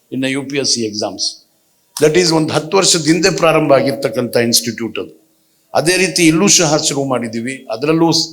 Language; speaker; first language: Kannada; non-native, local second language; Urdu